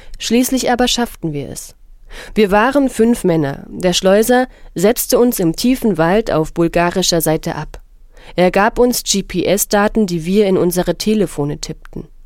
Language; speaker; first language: German; non-native, fluent; Arabic